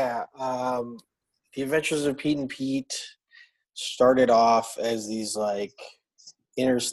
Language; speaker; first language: English; non-native, local second language; Filipino